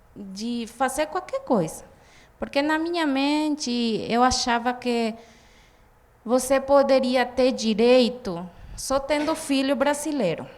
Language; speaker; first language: Portuguese; non-native, fluent; Guarani